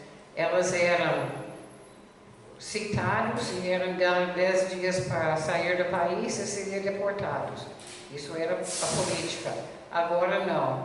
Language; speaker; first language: Portuguese; non-native, fluent; English